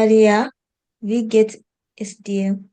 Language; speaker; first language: German; non-native, learner; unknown